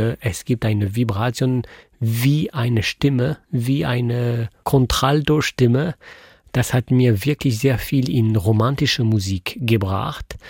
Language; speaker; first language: German; non-native, fluent; French